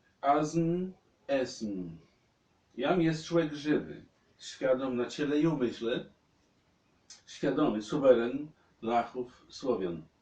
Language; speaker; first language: Polish; native; Polish